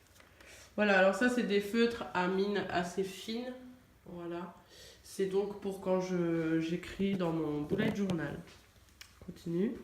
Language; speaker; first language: French; native; French